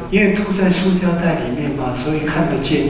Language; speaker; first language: Chinese; native; Chinese